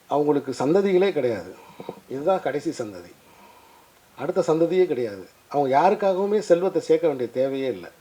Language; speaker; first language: Tamil; native; Tamil